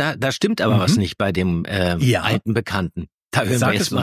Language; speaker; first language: German; native; German